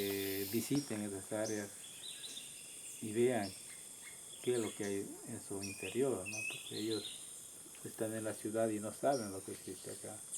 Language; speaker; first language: Spanish; non-native, local second language; Quechua